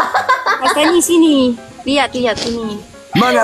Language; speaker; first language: Indonesian; native; Indonesian